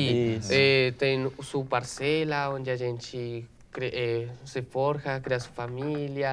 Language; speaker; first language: Portuguese; non-native, learner; Spanish